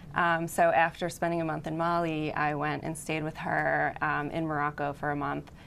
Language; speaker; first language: English; native; English